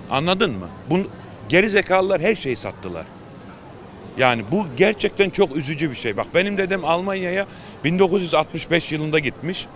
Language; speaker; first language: Turkish; early bilingual, heritage; Turkish